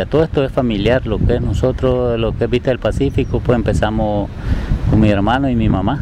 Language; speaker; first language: Spanish; native; Spanish